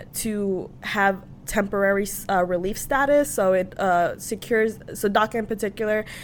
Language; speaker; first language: English; native; English